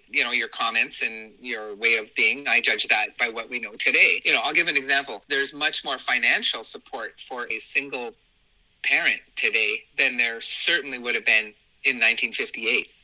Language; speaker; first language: English; native; English